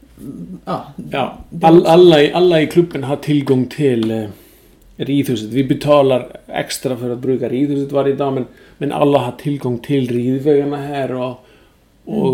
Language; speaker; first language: Swedish; non-native, fluent; Icelandic